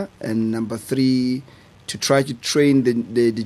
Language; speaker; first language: English; non-native, local second language; Southern Sotho